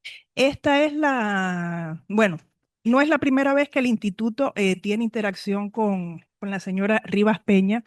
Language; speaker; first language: Spanish; native; Spanish